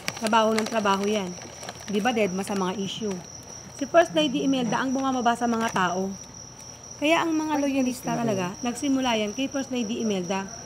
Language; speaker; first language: Filipino; native; Filipino